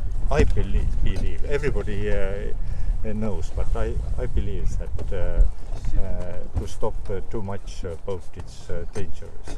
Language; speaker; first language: English; non-native, learner; Estonian